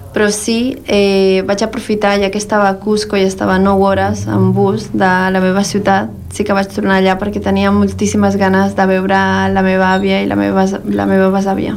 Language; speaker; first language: Catalan; early bilingual, other home language; Spanish